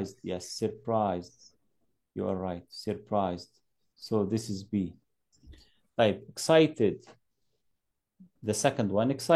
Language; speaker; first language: English; non-native, fluent; Arabic